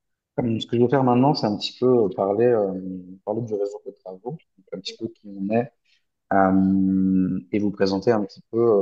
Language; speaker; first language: French; native; French